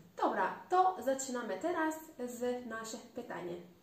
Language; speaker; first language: Polish; non-native, learner; Arabic